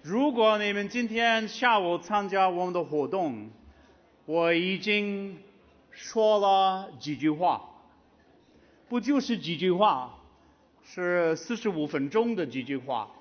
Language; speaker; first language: Chinese; non-native, fluent; English